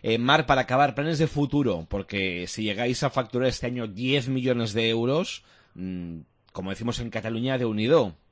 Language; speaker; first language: Spanish; native; Spanish